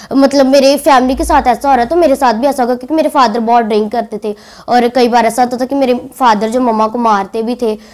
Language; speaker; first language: Hindi; native; Hindi